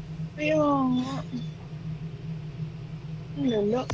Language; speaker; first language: Filipino; native; Filipino